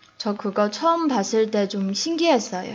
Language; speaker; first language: Korean; non-native, fluent; Chinese